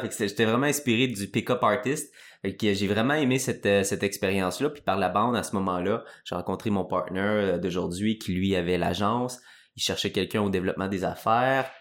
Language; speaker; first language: French; native; French